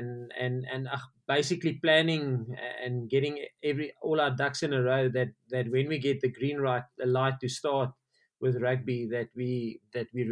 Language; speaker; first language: English; non-native, local second language; Afrikaans